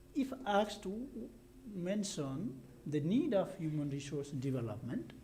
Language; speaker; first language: English; non-native, local second language; Nepali